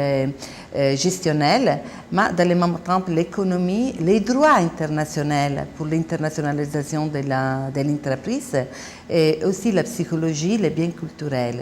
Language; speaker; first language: French; non-native, learner; Italian